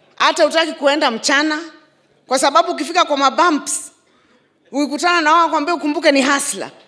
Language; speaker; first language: Swahili; non-native, local second language; Kikuyu